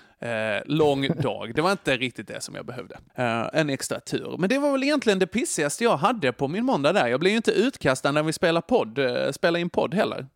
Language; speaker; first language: Swedish; native; Swedish